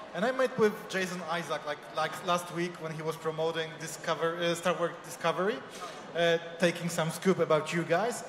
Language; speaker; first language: English; non-native, fluent; Polish